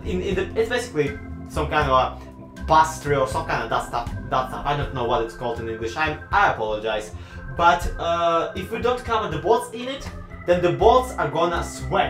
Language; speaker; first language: English; non-native, fluent; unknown